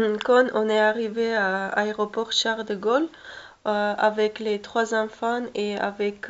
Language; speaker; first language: French; non-native, learner; Russian